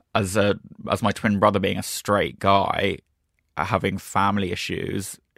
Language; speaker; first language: English; native; English